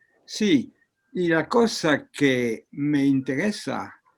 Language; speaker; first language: Spanish; non-native, learner; French